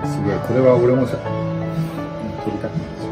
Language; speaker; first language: Japanese; native; Japanese